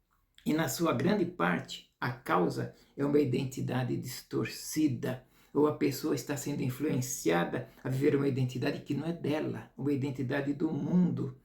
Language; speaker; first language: Portuguese; native; Portuguese